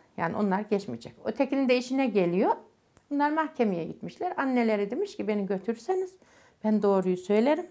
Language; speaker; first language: Turkish; non-native, local second language; Macedonian